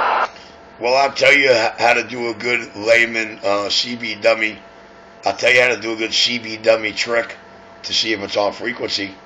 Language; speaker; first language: English; native; English